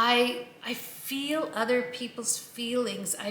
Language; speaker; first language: English; native; English